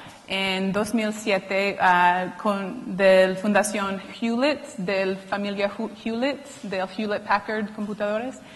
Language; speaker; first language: Spanish; non-native, fluent; English